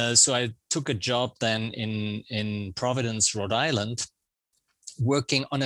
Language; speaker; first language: English; non-native, fluent; German